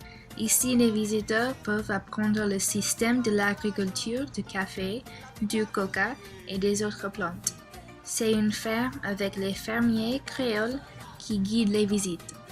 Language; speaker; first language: French; non-native, learner; English